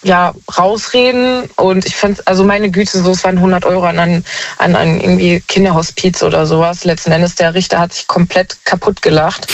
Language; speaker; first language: German; native; German